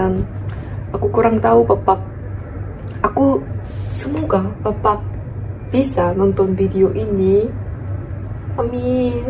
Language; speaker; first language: Indonesian; non-native, fluent; Korean